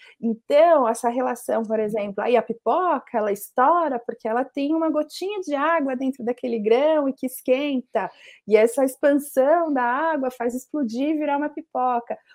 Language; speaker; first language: Portuguese; native; Portuguese